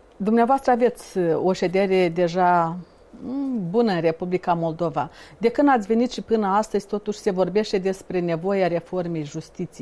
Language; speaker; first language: Romanian; native; Romanian